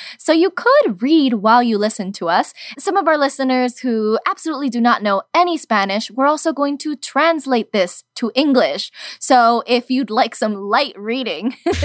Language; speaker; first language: English; early bilingual, other home language; Spanish